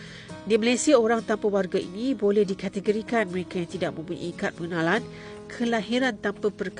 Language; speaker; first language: Malay; native; Malay